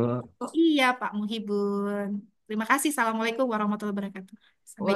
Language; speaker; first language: Indonesian; native; Indonesian